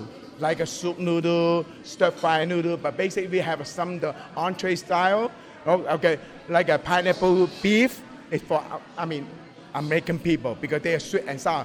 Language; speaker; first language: English; non-native, local second language; Cantonese